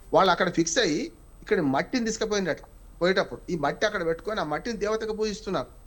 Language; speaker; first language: Telugu; native; Telugu